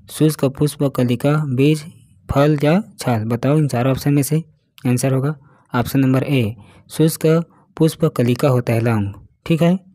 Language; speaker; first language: Hindi; native; Hindi